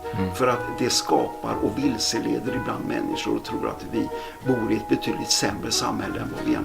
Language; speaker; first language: Swedish; native; Swedish